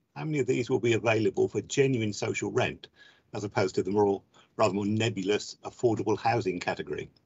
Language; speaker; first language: English; native; English